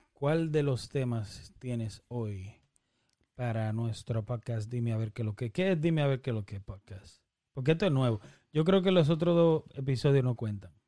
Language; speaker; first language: Spanish; early bilingual, heritage; Spanish